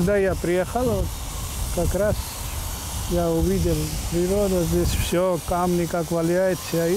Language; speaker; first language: Russian; non-native, fluent; Georgian